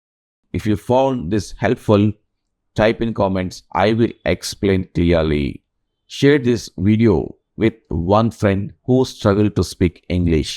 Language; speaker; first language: English; non-native, local second language; Telugu